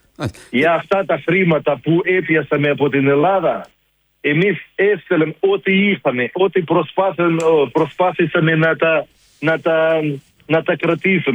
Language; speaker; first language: Greek; non-native, learner; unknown